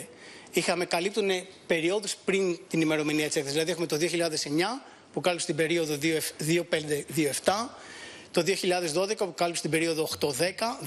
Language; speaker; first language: Greek; native; Greek